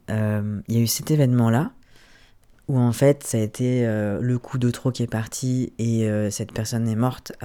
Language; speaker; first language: French; native; French